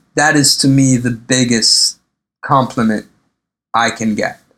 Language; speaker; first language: English; early bilingual, other home language; Arabic